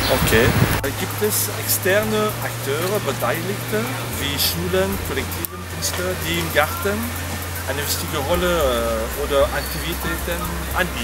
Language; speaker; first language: German; non-native, fluent; French